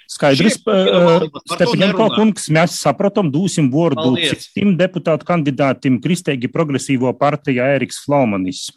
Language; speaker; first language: Latvian; native; Latvian